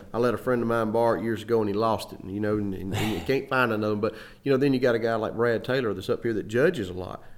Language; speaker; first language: English; native; English